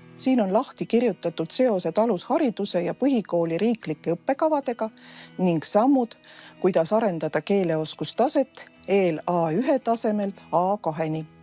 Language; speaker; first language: Estonian; non-native, local second language; Russian